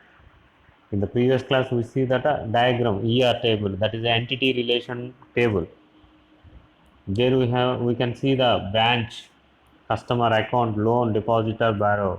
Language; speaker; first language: English; non-native, local second language; Telugu